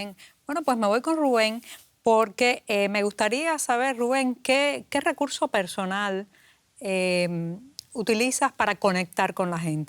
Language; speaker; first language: Spanish; native; Spanish